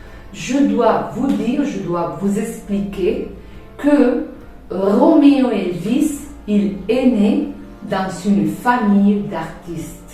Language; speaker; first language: French; non-native, fluent; Spanish